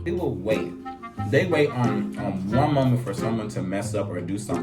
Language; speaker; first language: English; native; English